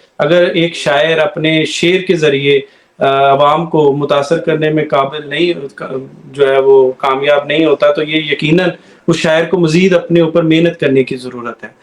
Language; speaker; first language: Urdu; non-native, local second language; Punjabi